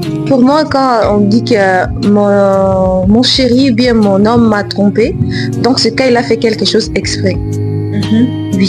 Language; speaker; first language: French; non-native, local second language; Swahili